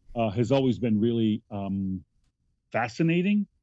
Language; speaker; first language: English; native; English